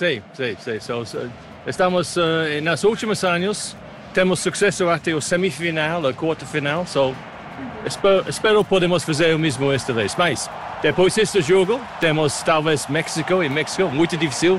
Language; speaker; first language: Portuguese; non-native, learner; English